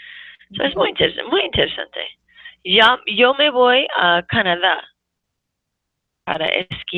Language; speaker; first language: Spanish; non-native, fluent; English